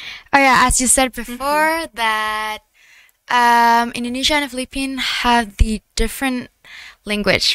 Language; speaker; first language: English; non-native, learner; Indonesian